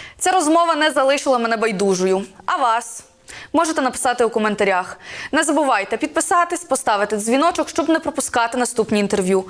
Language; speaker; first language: Ukrainian; native; Ukrainian